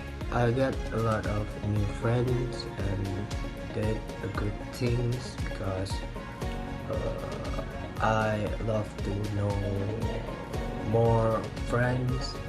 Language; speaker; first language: English; non-native, learner; Indonesian